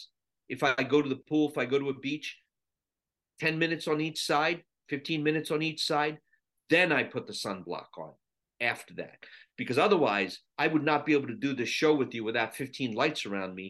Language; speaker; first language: English; non-native, local second language; Sinhala